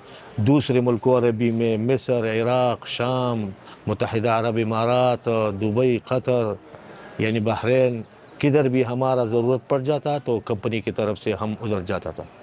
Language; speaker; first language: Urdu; non-native, fluent; Pashto